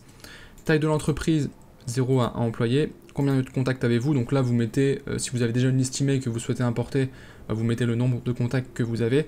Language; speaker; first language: French; native; French